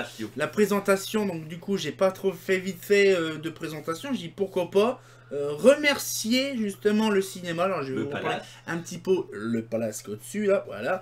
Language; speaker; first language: French; native; French